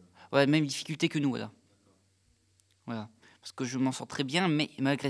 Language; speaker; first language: French; native; French